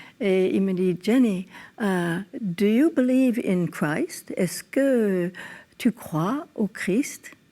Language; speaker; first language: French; early bilingual, other home language; English